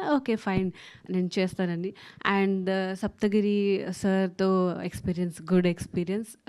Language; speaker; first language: Telugu; non-native, fluent; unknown